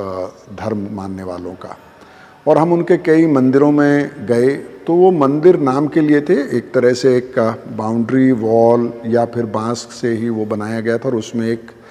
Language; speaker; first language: Hindi; native; Hindi